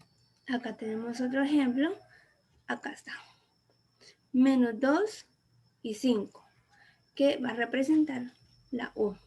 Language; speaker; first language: Spanish; native; Spanish